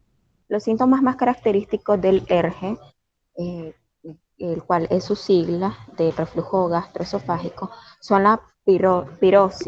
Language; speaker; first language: Spanish; native; Spanish